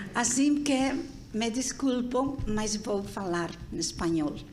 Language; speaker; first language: Portuguese; non-native, learner; Spanish